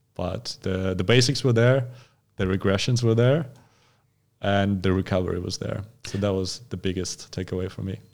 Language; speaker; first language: English; non-native, fluent; Russian